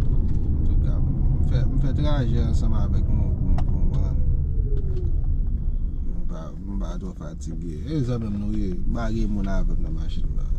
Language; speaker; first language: French; non-native, learner; Haitian Creole